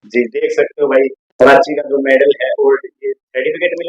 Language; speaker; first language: Hindi; native; Hindi